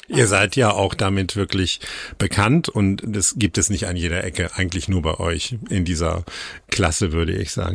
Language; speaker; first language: German; native; German